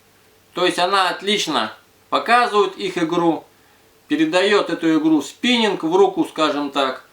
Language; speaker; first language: Russian; native; Russian